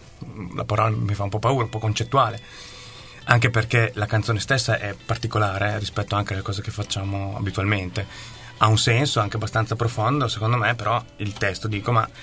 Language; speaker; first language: Italian; native; Italian